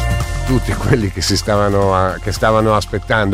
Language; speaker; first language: Italian; native; Italian